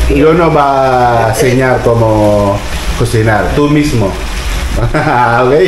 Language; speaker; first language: Spanish; non-native, learner; Filipino